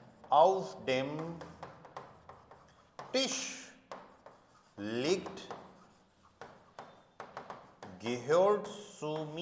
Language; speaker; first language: German; non-native, fluent; Hindi